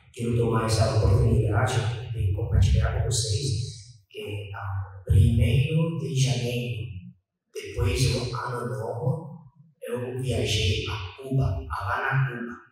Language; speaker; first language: Portuguese; non-native, fluent; Chinese